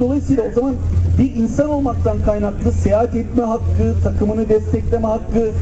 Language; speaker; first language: Turkish; native; Turkish